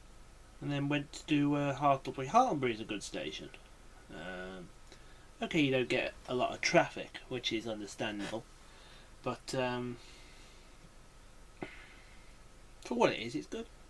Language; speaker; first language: English; native; English